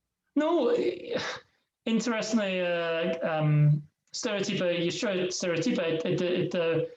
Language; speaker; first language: Russian; non-native, learner; English